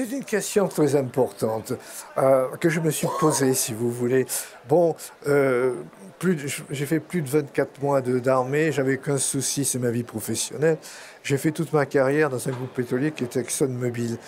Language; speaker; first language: French; native; French